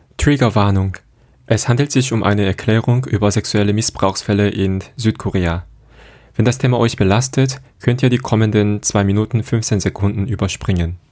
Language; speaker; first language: German; non-native, fluent; Korean